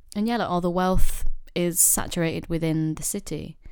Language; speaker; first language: English; native; English